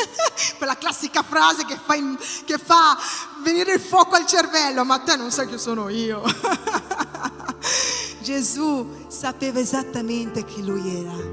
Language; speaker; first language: Italian; native; Italian